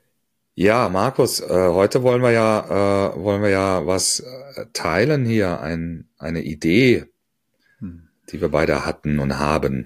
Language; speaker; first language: German; native; German